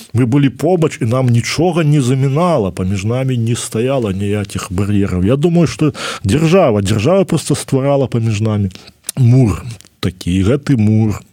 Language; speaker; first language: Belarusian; native; Belarusian